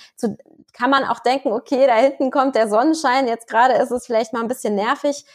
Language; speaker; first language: German; native; German